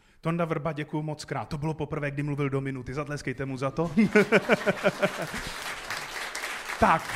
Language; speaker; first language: Czech; native; Czech